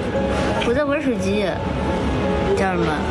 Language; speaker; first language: Chinese; native; Chinese